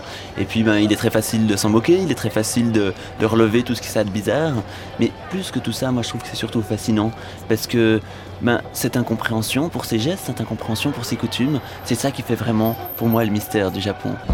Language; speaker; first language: French; native; French